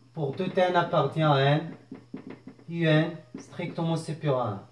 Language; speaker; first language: French; non-native, local second language; Arabic